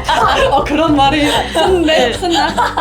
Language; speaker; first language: Korean; non-native, learner; Indonesian